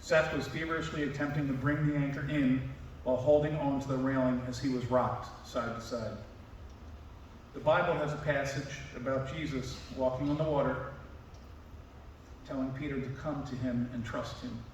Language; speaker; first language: English; native; English